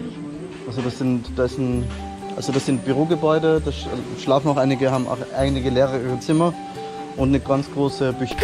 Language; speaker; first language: German; native; German